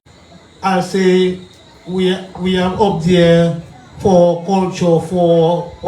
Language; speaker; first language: English; non-native, local second language; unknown